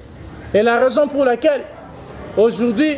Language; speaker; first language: French; non-native, local second language; Lingala